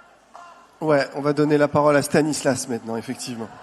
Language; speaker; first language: French; native; French